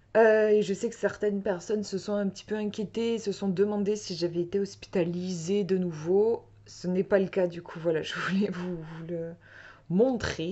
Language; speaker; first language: French; native; French